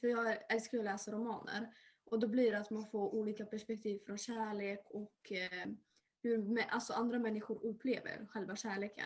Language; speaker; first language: Swedish; early bilingual, other home language; Serbian